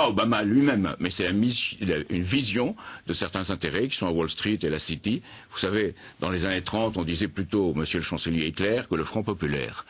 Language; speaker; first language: French; native; French